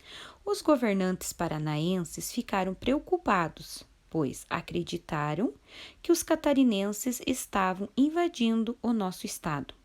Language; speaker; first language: Portuguese; native; Portuguese